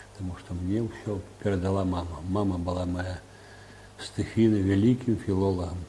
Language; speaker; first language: Belarusian; native; Belarusian